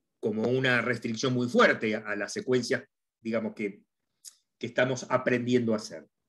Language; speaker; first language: Spanish; native; Spanish